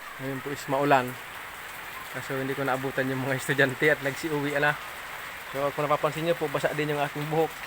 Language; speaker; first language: Filipino; non-native, local second language; Bikol